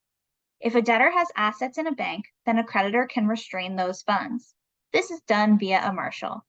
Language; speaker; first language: English; native; English